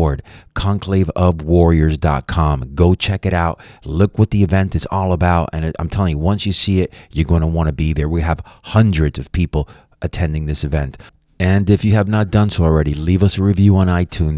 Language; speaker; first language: English; native; English